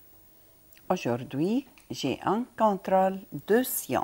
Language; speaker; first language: French; non-native, fluent; Arabic